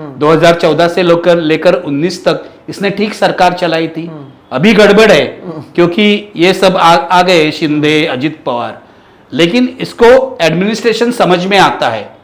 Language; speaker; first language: Hindi; non-native, local second language; Marathi